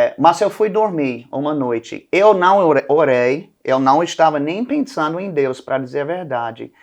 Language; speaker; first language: Portuguese; non-native, fluent; English